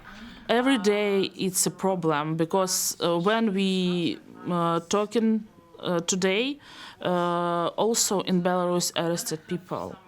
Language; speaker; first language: English; non-native, learner; Belarusian